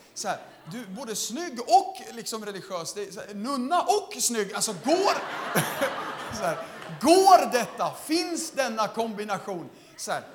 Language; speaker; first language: Swedish; native; Swedish